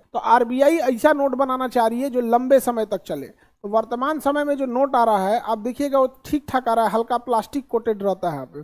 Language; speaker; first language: Hindi; native; Hindi